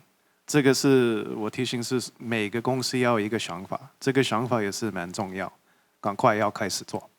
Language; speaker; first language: Chinese; early bilingual, heritage; English